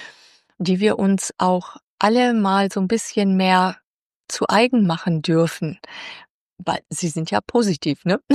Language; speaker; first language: German; native; German